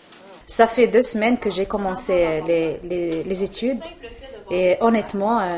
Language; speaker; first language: French; non-native, local second language; Arabic